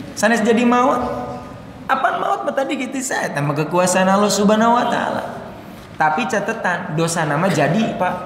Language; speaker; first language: Malay; non-native, local second language; Sundanese